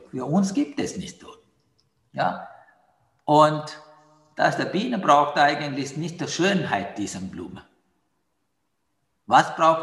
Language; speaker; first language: German; non-native, fluent; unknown